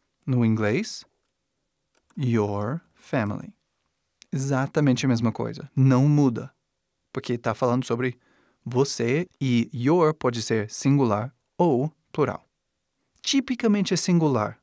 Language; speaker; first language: Portuguese; non-native, fluent; English